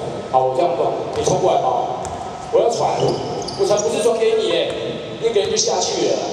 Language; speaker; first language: Chinese; native; Chinese